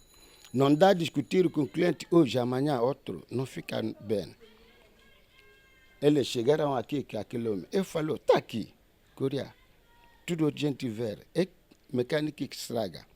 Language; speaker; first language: Portuguese; non-native, learner; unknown